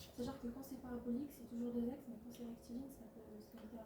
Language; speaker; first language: French; native; French